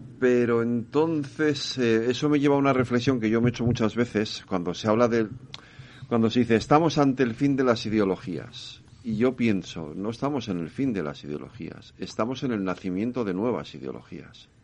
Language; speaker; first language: Spanish; native; Spanish